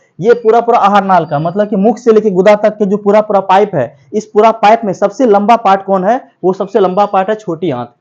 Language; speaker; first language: Hindi; native; Hindi